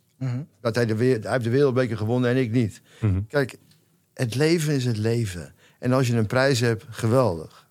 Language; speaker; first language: Dutch; native; Dutch